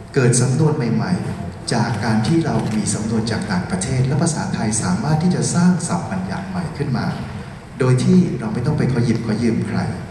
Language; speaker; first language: Thai; native; Thai